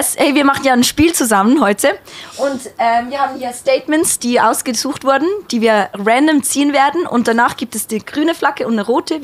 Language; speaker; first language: German; native; German